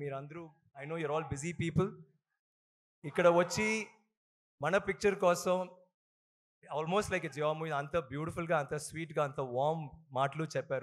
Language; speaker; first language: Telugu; non-native, local second language; Tamil